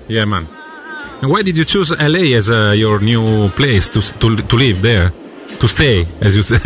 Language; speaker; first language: English; non-native, fluent; Italian